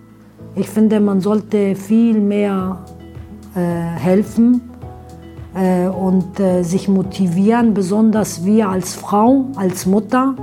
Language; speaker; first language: German; early bilingual, other home language; Aramaic